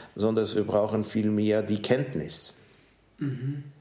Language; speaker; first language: German; non-native, fluent; Hebrew